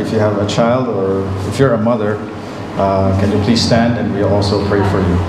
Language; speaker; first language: English; non-native, local second language; Filipino